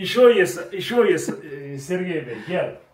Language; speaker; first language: Russian; non-native, learner; Turkish